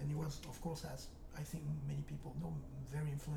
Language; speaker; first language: English; non-native, fluent; French